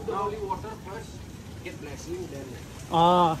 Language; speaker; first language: English; non-native, local second language; Indonesian